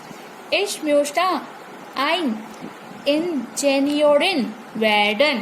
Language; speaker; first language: German; non-native, learner; Hindi